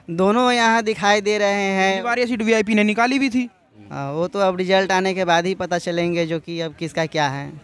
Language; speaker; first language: Hindi; native; Hindi